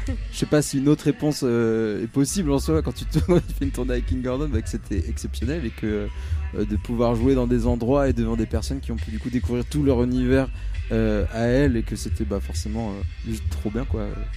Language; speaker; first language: French; native; French